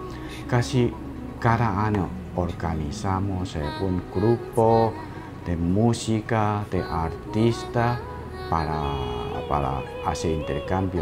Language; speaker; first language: Spanish; non-native, fluent; Chinese